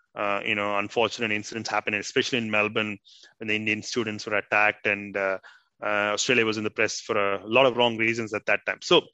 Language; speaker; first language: English; non-native, local second language; Tamil